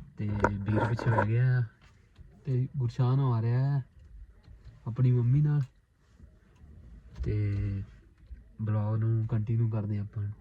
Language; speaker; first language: Punjabi; native; Punjabi